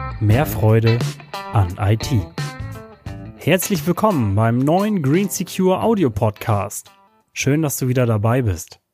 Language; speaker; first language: German; native; German